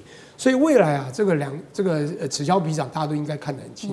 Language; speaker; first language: Chinese; native; Chinese